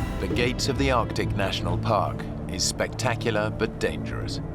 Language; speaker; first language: English; native; English